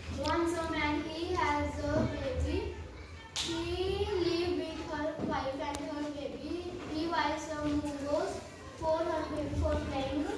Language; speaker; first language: English; non-native, learner; Hindi